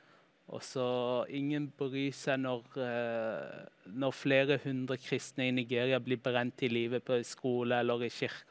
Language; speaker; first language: Norwegian; early bilingual, heritage; Norwegian